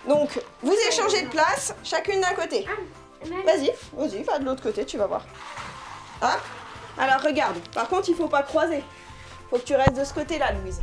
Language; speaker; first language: French; native; French